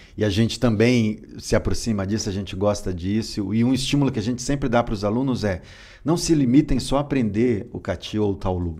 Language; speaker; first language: Portuguese; native; Portuguese